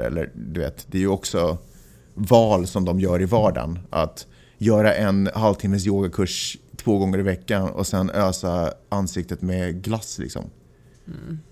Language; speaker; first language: Swedish; native; Swedish